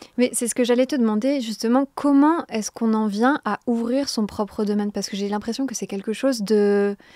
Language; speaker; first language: French; native; French